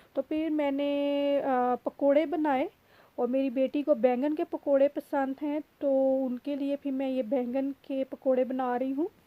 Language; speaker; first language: Urdu; native; Urdu